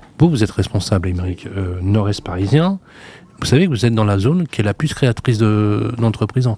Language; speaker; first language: French; native; French